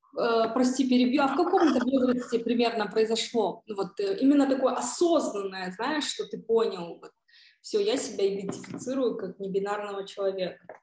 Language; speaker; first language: Russian; non-native, local second language; Kyrgyz